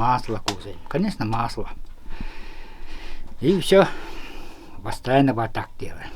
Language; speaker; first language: Russian; non-native, local second language; Yakut